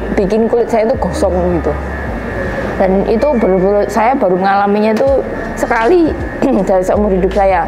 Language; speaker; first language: Indonesian; native; Indonesian